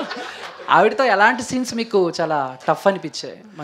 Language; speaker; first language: Telugu; native; Telugu